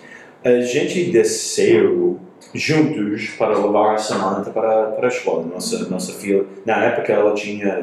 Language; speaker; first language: Portuguese; non-native, fluent; English